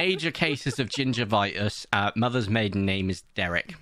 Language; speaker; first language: English; native; English